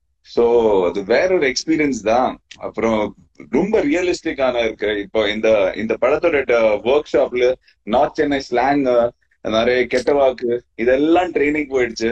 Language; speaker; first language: Tamil; non-native, fluent; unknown